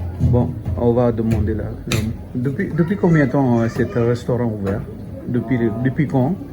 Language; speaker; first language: French; non-native, local second language; Tamil